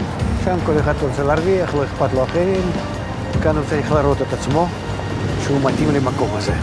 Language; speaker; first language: Hebrew; non-native, fluent; Russian